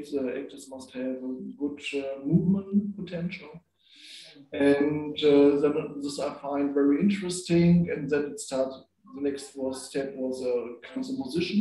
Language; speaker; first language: English; non-native, learner; German